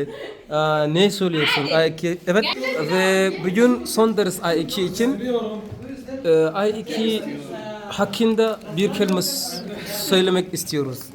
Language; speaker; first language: Turkish; non-native, learner; Arabic